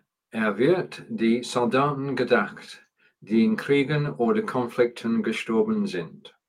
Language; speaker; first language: German; non-native, learner; English